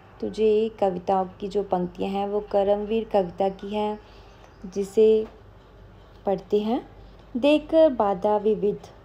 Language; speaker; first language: Hindi; non-native, local second language; Punjabi